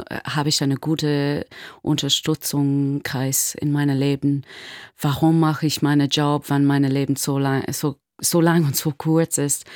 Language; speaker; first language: German; non-native, learner; English